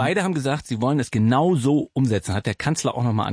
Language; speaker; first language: German; native; German